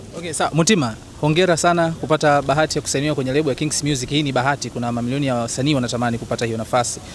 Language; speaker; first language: Swahili; native; Swahili